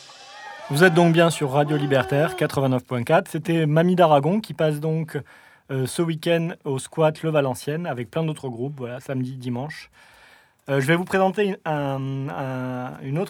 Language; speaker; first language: French; native; French